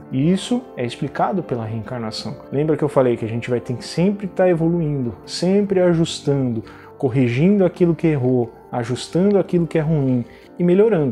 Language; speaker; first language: Portuguese; native; Portuguese